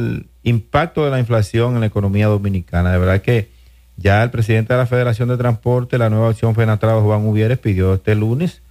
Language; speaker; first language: Spanish; native; Spanish